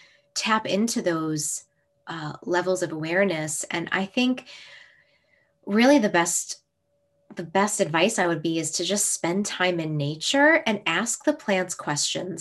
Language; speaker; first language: English; native; English